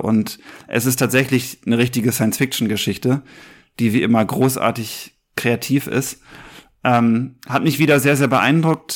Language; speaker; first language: German; native; German